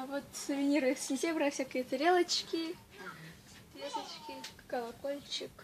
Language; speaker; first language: Russian; native; Russian